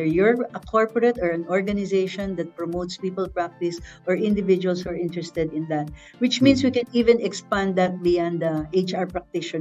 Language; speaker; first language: English; non-native, local second language; Filipino